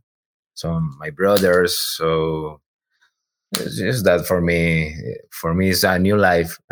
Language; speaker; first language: English; non-native, learner; Spanish